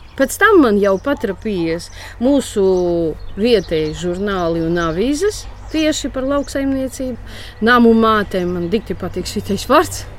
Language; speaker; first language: Latvian; non-native, local second language; Russian